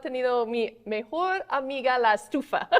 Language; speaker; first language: Spanish; non-native, fluent; English